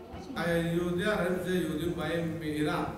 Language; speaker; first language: Hebrew; non-native, learner; Persian